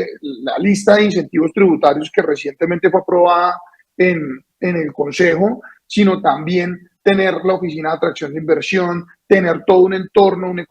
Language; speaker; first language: Spanish; native; Spanish